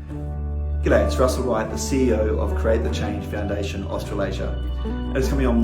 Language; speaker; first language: English; native; English